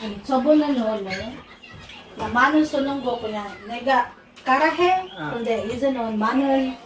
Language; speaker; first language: Korean; non-native, learner; Filipino